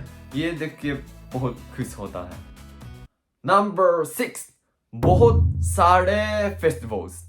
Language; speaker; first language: Hindi; non-native, learner; Japanese